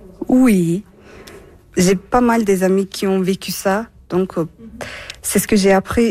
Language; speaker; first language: French; non-native, fluent; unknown